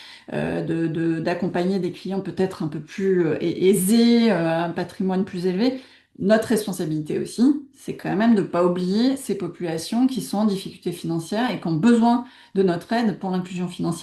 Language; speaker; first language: French; native; French